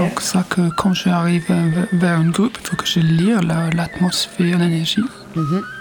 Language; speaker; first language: French; non-native, fluent; English